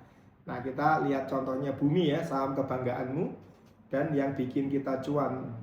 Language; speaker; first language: Indonesian; native; Indonesian